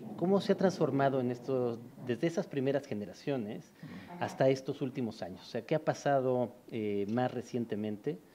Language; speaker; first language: Spanish; native; Spanish